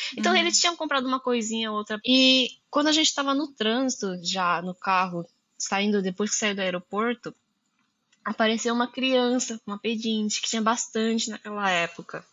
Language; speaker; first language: Portuguese; early bilingual, heritage; Japanese